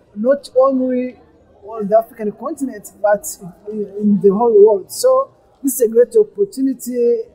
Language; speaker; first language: English; non-native, local second language; Kinyarwanda